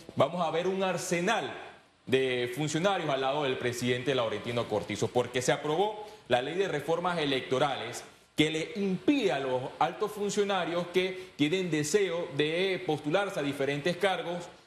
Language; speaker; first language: Spanish; native; Spanish